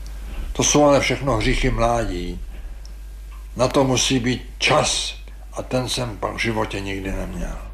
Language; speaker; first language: Czech; native; Czech